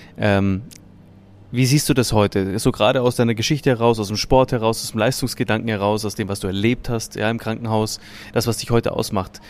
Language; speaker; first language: German; native; German